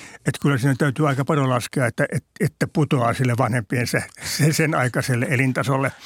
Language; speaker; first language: Finnish; native; Finnish